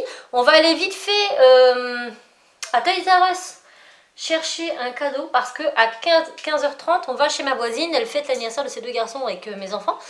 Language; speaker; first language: French; native; French